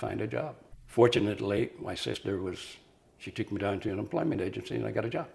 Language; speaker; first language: English; native; English